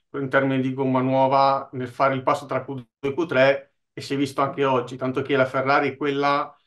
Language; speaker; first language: Italian; native; Italian